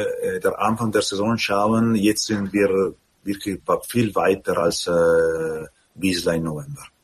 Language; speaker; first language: German; non-native, learner; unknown